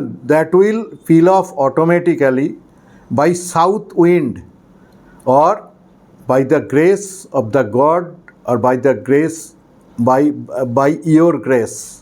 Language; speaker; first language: English; non-native, local second language; Bangla